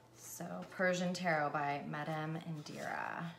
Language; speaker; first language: English; native; English